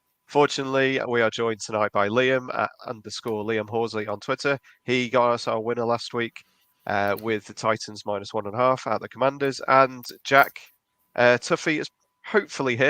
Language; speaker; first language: English; native; English